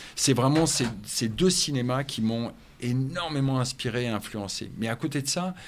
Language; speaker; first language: French; native; French